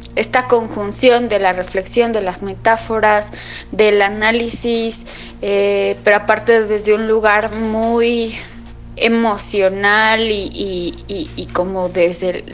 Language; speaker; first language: Spanish; native; Spanish